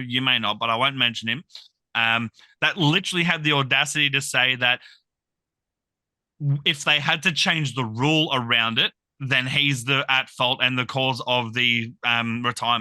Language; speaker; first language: English; native; English